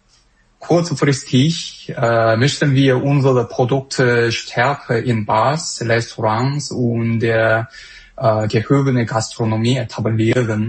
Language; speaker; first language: German; non-native, fluent; Korean